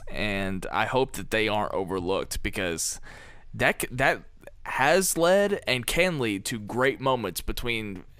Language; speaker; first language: English; native; English